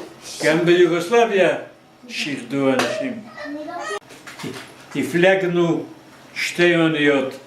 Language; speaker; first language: Hebrew; non-native, fluent; Hungarian